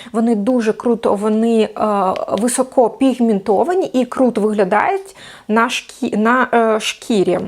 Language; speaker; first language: Ukrainian; non-native, local second language; Russian